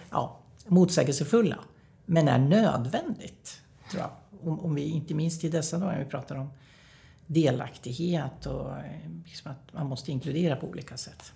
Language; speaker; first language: Swedish; native; Swedish